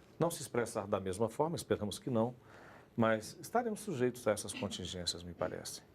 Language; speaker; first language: Portuguese; native; Portuguese